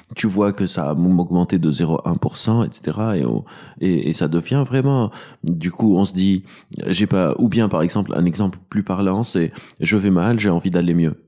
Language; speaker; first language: French; non-native, local second language; Arabic